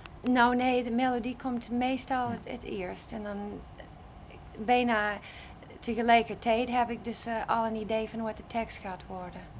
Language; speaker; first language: Dutch; non-native, fluent; English